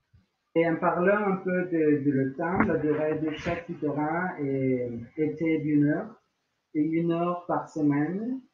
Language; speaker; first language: French; non-native, learner; Spanish